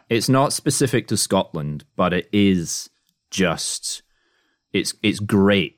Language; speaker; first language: English; native; English